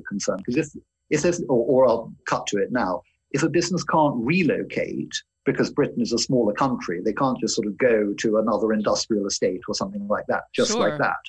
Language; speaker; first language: English; native; English